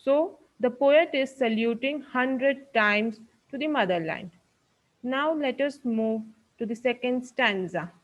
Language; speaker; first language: English; non-native, local second language; Hindi